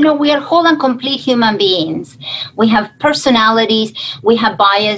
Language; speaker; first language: English; non-native, fluent; Spanish